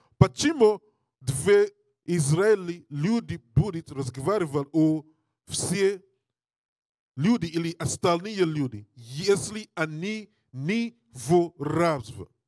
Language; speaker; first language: Russian; non-native, learner; English